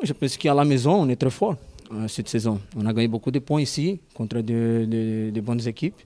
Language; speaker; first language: French; non-native, learner; Portuguese